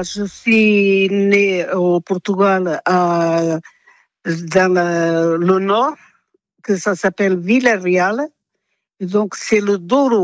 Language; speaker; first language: French; non-native, fluent; Portuguese